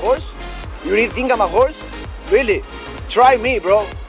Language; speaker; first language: English; non-native, fluent; Spanish